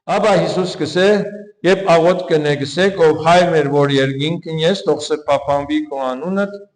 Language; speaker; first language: Armenian; early bilingual, heritage; Armenian